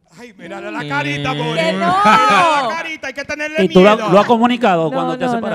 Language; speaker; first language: Spanish; native; Spanish